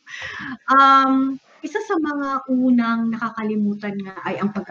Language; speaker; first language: English; non-native, local second language; Bikol